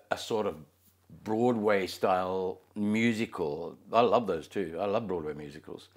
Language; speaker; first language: English; native; English